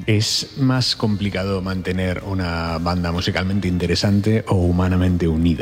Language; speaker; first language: Spanish; native; Spanish